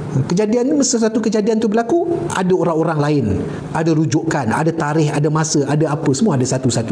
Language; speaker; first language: Malay; native; Malay